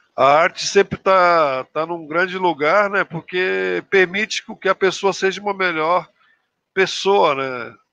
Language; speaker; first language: Portuguese; native; Portuguese